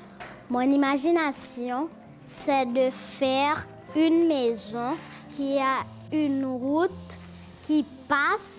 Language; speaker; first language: French; non-native, local second language; Haitian Creole